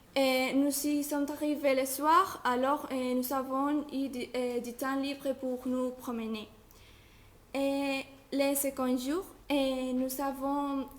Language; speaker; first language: French; non-native, learner; Spanish